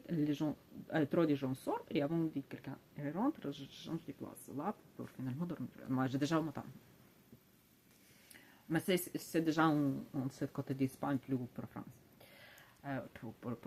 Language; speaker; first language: French; non-native, learner; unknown